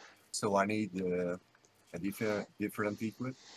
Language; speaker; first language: English; non-native, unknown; French